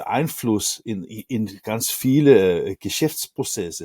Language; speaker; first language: German; non-native, learner; Danish